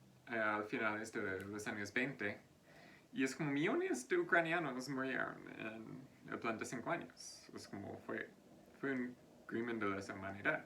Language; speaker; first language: Spanish; non-native, fluent; English